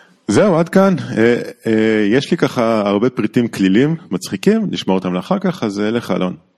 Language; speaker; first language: Hebrew; native; Hebrew